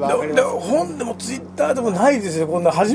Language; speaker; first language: Japanese; native; Japanese